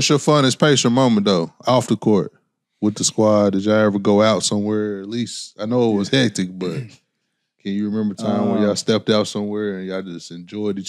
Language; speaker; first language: English; native; English